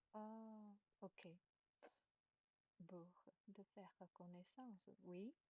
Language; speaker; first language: French; non-native, learner; Chinese